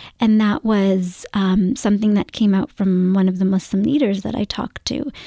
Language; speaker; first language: English; early bilingual, other home language; Gujarati